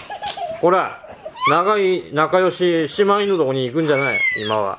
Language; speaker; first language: Japanese; native; Japanese